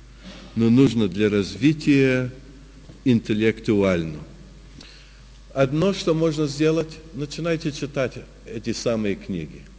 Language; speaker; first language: Russian; early bilingual, heritage; Russian